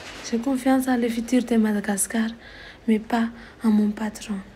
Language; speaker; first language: French; non-native, local second language; Malagasy